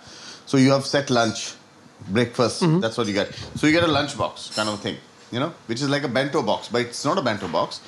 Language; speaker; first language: English; non-native, local second language; Hindi